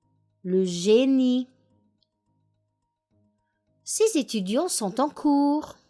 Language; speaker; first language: French; non-native, fluent; English